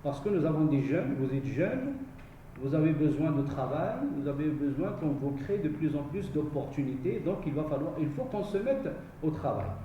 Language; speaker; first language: French; non-native, local second language; Arabic